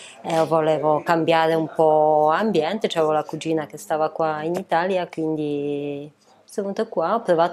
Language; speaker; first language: Italian; non-native, fluent; Polish